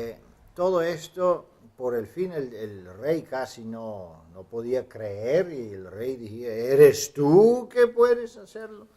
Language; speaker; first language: Spanish; non-native, fluent; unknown